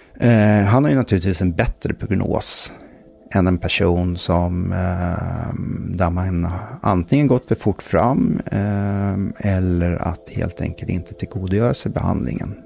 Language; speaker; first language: Swedish; native; Swedish